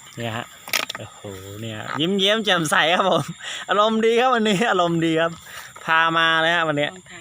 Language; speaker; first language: Thai; native; Thai